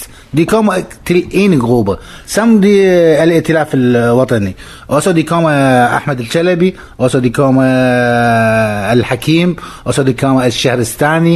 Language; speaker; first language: Danish; non-native, learner; Arabic